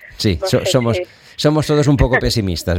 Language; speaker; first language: Spanish; non-native, local second language; Catalan